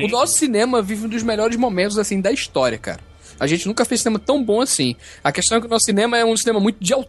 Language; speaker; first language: Portuguese; native; Portuguese